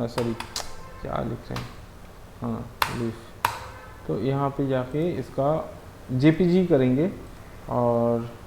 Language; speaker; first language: Hindi; non-native, local second language; Bangla